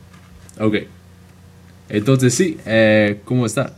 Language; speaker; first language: Spanish; early bilingual, heritage; Spanish